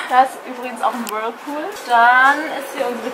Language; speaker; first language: German; native; German